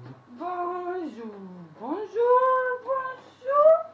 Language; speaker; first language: French; non-native, learner; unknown